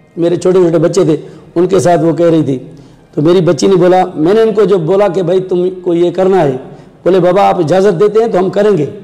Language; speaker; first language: Urdu; non-native, local second language; Sindhi